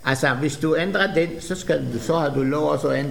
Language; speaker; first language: Danish; non-native, fluent; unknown